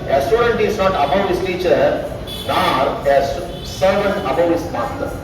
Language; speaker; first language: English; non-native, local second language; Tamil